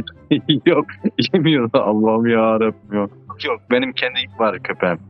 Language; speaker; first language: Turkish; early bilingual, heritage; Turkish